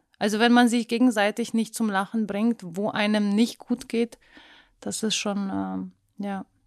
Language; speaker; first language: German; non-native, fluent; Ukrainian